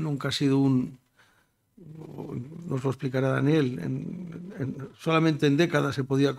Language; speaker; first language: Spanish; native; Spanish